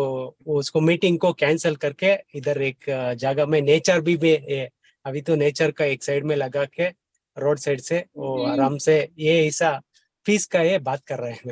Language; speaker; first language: Hindi; non-native, learner; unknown